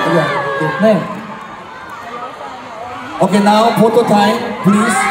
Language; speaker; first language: English; non-native, learner; Korean